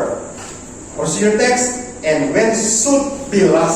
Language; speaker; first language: English; non-native, learner; Indonesian